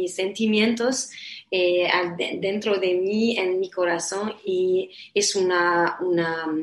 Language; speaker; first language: Spanish; non-native, learner; French